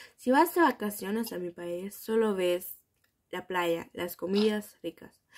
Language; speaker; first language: German; early bilingual, other home language; Spanish